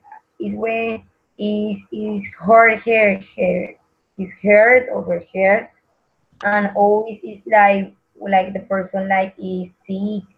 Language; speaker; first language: English; non-native, learner; Spanish